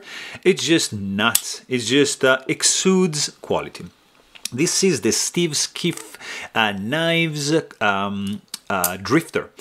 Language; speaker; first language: English; non-native, fluent; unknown